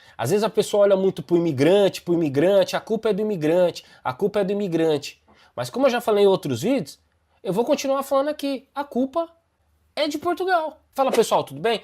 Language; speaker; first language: Portuguese; native; Portuguese